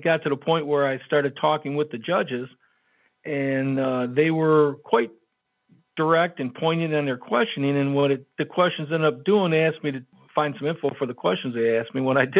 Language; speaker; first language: English; native; English